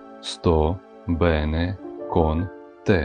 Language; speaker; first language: Italian; non-native, fluent; Ukrainian